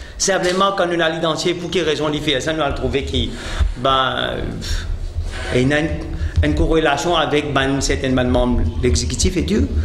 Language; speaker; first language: French; non-native, local second language; Morisyen